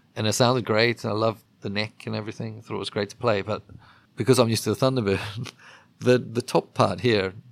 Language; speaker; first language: English; native; English